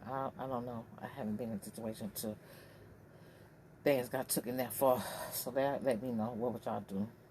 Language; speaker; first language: English; native; English